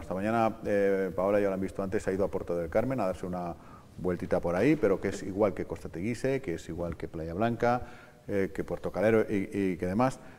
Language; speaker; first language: Spanish; native; Spanish